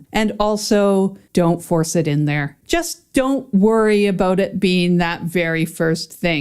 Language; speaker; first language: English; native; English